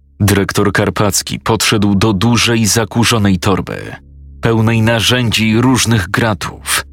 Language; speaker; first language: Polish; native; Polish